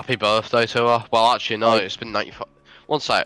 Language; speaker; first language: English; native; English